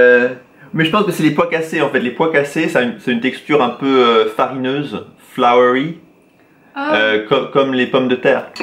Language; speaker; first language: French; native; French